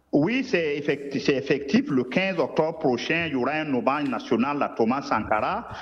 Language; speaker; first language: French; non-native, local second language; Mossi